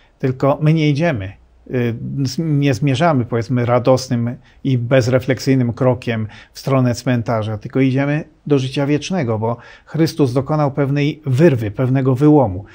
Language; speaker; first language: Polish; native; Polish